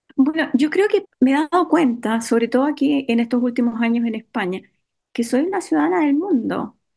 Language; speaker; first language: Spanish; native; Spanish